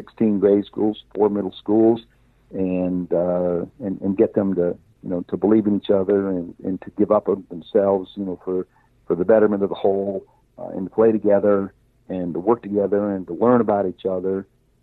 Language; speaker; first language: English; native; English